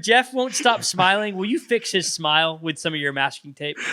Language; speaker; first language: English; native; English